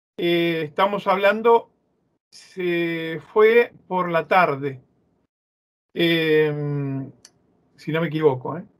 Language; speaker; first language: Spanish; native; Spanish